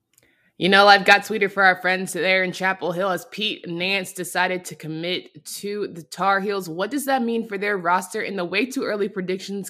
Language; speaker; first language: English; native; English